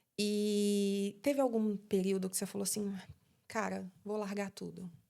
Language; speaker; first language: Portuguese; native; Portuguese